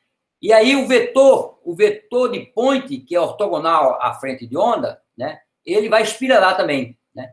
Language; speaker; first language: Portuguese; native; Portuguese